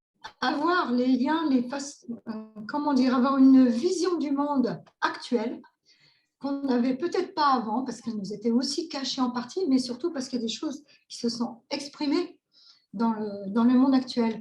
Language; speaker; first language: French; native; French